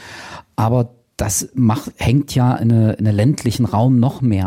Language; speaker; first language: German; native; German